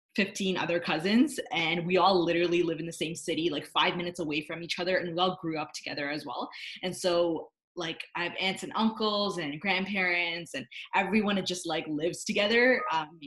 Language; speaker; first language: English; native; English